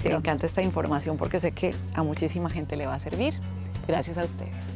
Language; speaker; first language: Spanish; native; Spanish